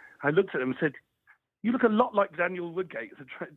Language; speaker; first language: English; native; English